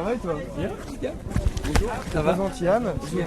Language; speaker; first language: French; native; French